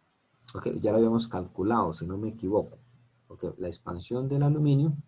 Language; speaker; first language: Spanish; native; Spanish